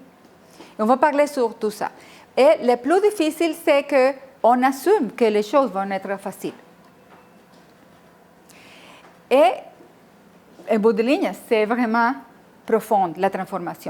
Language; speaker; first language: French; non-native, fluent; Spanish